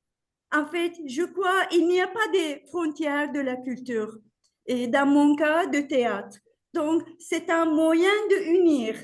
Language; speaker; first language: French; non-native, fluent; Turkish